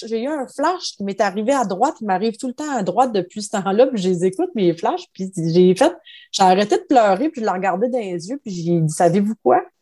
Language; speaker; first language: French; native; French